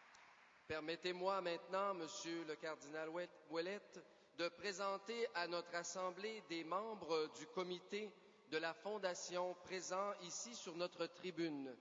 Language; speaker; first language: French; native; French